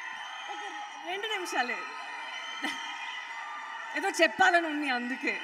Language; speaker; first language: Telugu; non-native, fluent; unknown